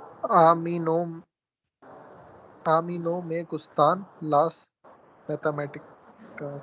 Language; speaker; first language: Spanish; non-native, learner; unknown